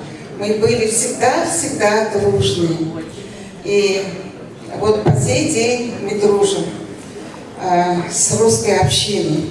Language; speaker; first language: Russian; non-native, local second language; Uzbek